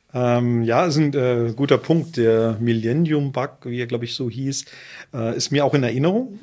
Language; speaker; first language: German; native; German